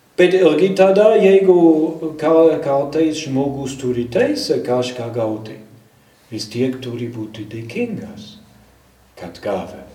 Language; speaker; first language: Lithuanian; non-native, fluent; German